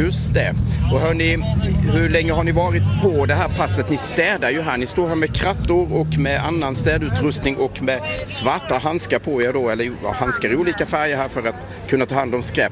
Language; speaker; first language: Swedish; native; Swedish